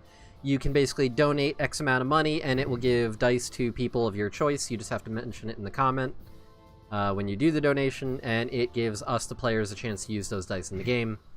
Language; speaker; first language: English; native; English